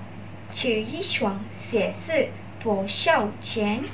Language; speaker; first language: Chinese; non-native, learner; Malay